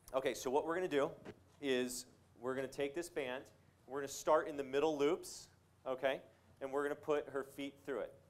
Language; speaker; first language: English; native; English